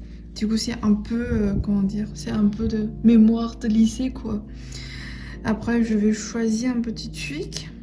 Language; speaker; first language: French; non-native, learner; Chinese